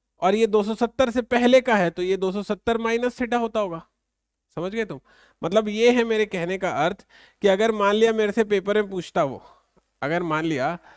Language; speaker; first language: Hindi; native; Hindi